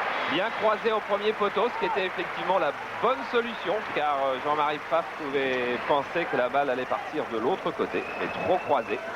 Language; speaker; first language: French; native; French